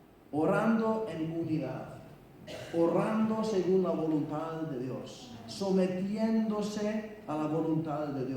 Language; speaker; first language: Spanish; non-native, fluent; Icelandic